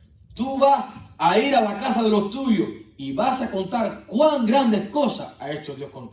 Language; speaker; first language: Spanish; native; Spanish